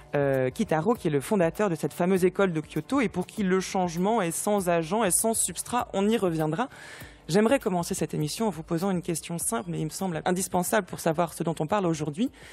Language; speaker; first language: French; native; French